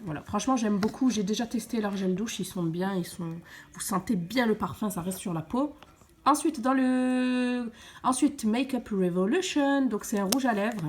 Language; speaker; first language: French; native; French